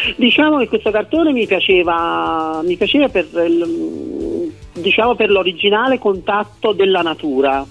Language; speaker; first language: Italian; native; Italian